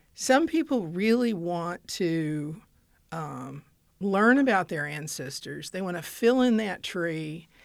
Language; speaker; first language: English; native; English